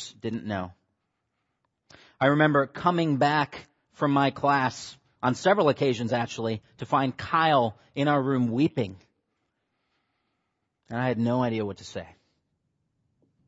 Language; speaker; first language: English; native; English